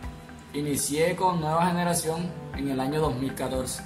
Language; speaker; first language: Spanish; native; Spanish